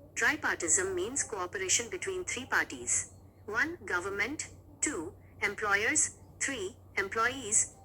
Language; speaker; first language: English; non-native, local second language; Marathi